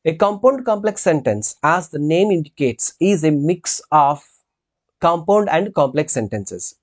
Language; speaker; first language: English; non-native, local second language; Telugu